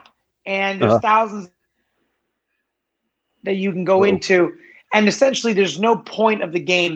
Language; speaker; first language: English; native; English